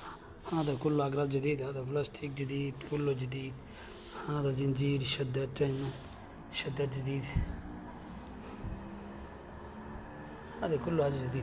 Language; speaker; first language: Arabic; non-native, learner; Bangla